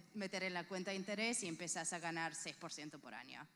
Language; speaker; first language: Spanish; early bilingual, heritage; Spanish